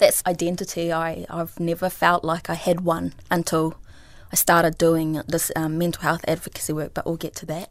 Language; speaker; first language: English; early bilingual, other home language; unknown